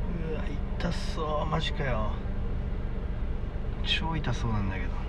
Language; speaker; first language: Japanese; native; Japanese